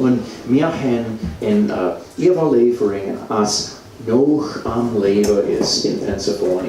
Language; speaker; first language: German; non-native, learner; English